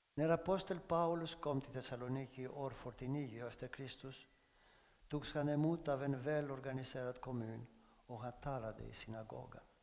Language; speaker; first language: Swedish; non-native, fluent; Greek